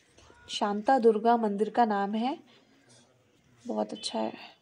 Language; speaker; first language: Hindi; native; Hindi